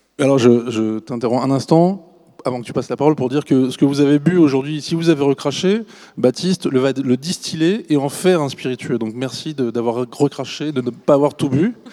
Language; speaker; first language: French; native; French